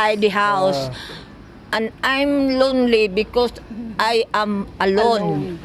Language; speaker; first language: English; non-native, local second language; Cebuano